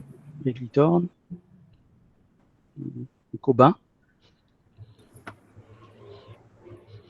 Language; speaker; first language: French; native; French